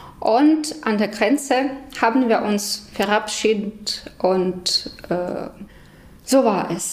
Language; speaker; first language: German; non-native, fluent; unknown